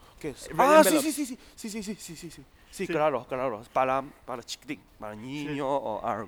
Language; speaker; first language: Spanish; non-native, learner; Chinese